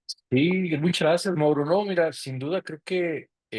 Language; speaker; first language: Spanish; native; Spanish